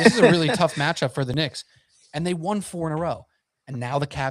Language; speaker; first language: English; native; English